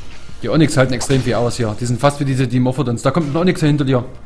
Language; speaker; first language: German; native; German